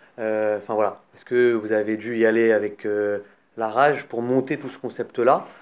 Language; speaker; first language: French; native; French